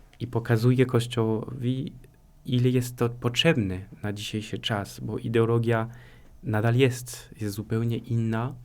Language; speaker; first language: Polish; non-native, fluent; French